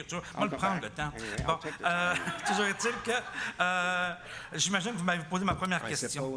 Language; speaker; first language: French; native; French